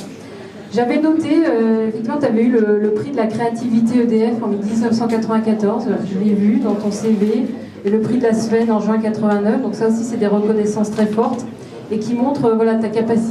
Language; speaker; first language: French; native; French